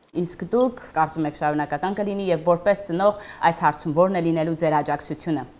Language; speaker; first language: Armenian; native; Armenian